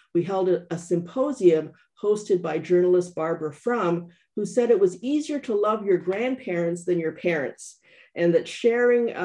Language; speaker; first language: English; native; English